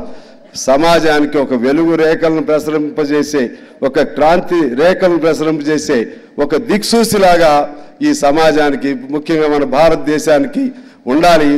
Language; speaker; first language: Telugu; native; Telugu